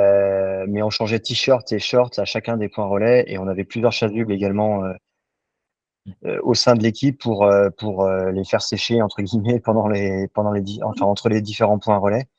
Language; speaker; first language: French; native; French